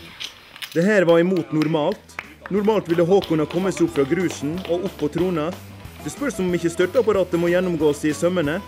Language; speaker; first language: Norwegian; native; Norwegian